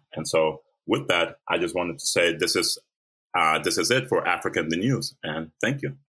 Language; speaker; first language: English; early bilingual, other home language; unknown